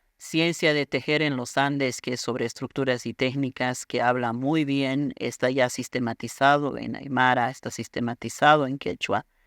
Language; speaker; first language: Spanish; non-native, local second language; Aymara